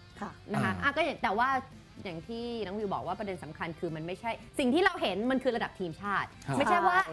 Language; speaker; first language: Thai; native; Thai